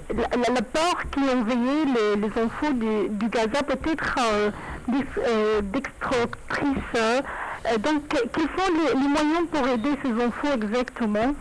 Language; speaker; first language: French; non-native, learner; Arabic